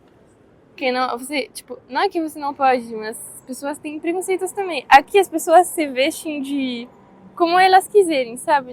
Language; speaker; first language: Portuguese; non-native, fluent; French